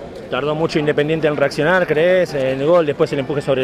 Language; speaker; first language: Spanish; native; Spanish